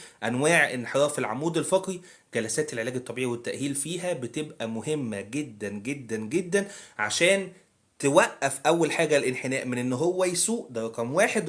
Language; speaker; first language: Arabic; native; Arabic